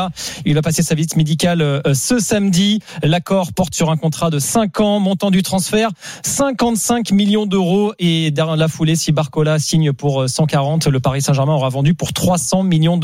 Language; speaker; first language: French; native; French